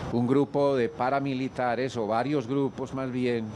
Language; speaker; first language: Spanish; native; Spanish